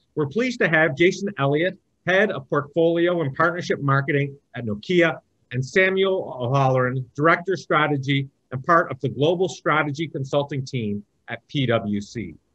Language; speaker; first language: English; native; English